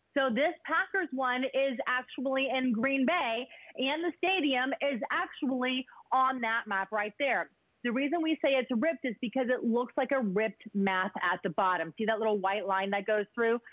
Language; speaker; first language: English; native; English